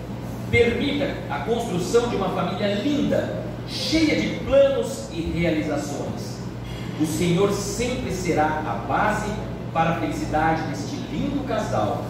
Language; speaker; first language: Portuguese; native; Portuguese